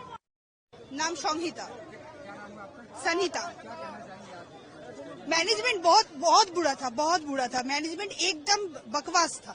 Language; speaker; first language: Hindi; non-native, local second language; Bangla